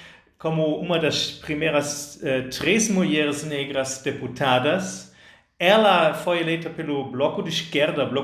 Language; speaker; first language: Portuguese; non-native, fluent; German